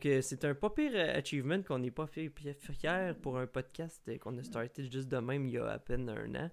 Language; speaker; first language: French; native; French